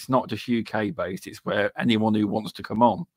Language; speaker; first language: English; native; English